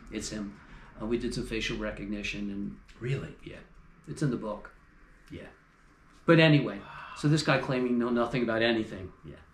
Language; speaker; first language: English; native; English